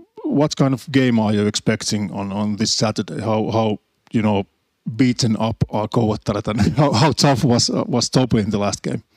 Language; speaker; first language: English; non-native, fluent; Finnish